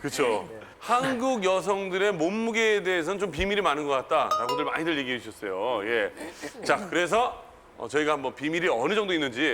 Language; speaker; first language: Korean; native; Korean